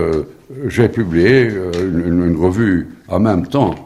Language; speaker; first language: French; non-native, fluent; Dutch